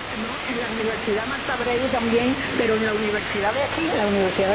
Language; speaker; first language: Spanish; native; Spanish